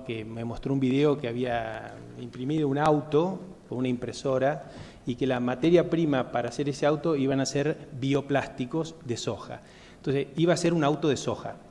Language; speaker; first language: Spanish; native; Spanish